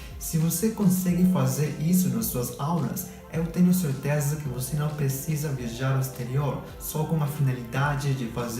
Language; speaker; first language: Portuguese; non-native, fluent; Spanish